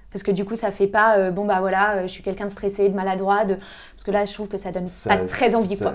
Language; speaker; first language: French; native; French